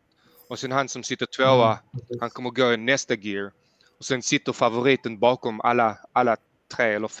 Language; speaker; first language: Swedish; early bilingual, heritage; Swedish